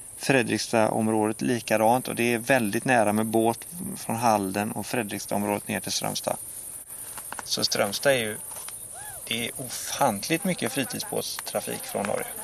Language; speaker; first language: Swedish; native; Swedish